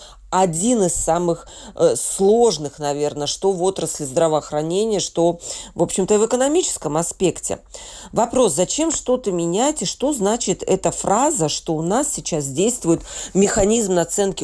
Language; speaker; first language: Russian; native; Russian